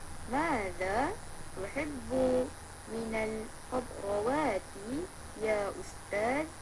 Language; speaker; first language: Arabic; non-native, learner; Malay